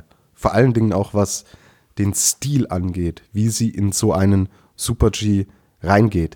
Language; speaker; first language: German; native; German